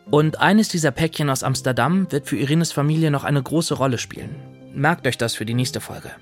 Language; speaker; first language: German; native; German